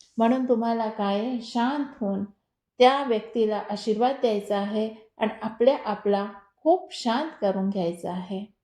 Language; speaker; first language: Marathi; non-native, local second language; Hindi